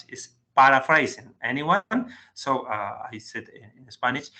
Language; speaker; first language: English; non-native, learner; Spanish